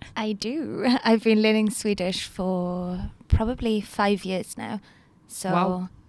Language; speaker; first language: English; non-native, local second language; Welsh